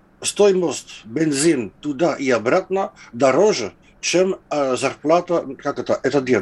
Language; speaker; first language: Russian; non-native, fluent; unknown